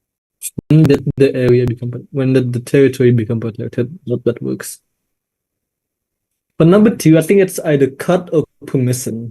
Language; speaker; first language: English; non-native, fluent; Indonesian